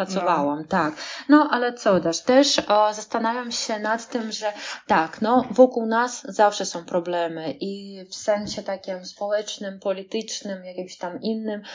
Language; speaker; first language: Polish; non-native, fluent; Russian